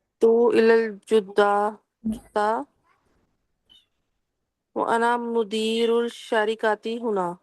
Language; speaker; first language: Arabic; non-native, learner; Urdu